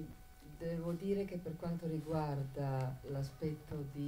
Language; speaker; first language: Italian; native; Italian